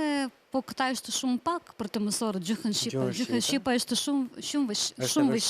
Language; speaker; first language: Albanian; early bilingual, heritage; Albanian